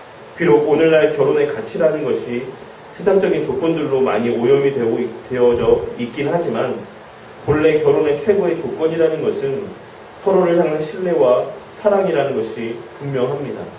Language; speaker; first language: Korean; native; Korean